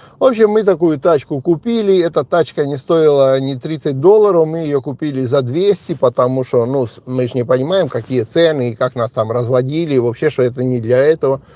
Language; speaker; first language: Russian; native; Russian